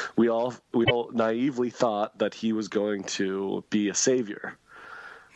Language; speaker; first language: English; native; English